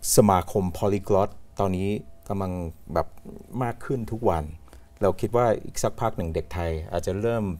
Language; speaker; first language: Thai; non-native, fluent; English